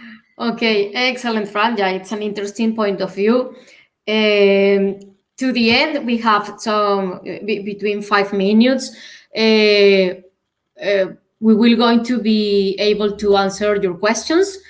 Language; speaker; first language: English; non-native, learner; Spanish